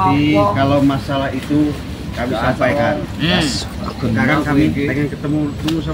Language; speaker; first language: Indonesian; native; Indonesian